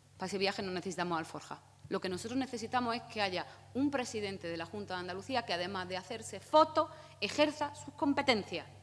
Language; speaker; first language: Spanish; native; Spanish